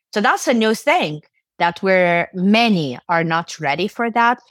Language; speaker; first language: English; non-native, fluent; Arabic